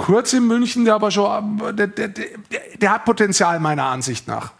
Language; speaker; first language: German; native; German